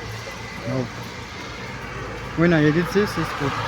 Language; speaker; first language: English; non-native, learner; Georgian